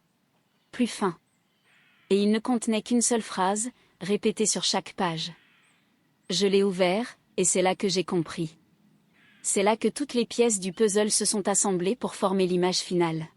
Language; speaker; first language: French; native; French